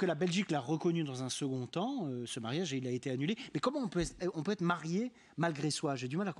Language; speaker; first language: French; native; French